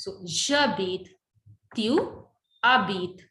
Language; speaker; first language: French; non-native, learner; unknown